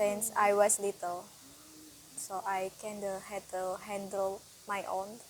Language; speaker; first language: English; non-native, learner; Indonesian